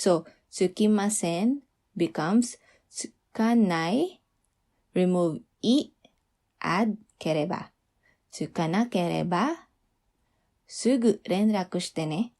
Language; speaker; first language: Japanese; non-native, fluent; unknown